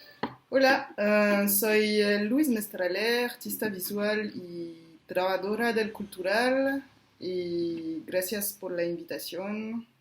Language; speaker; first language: Spanish; non-native, fluent; French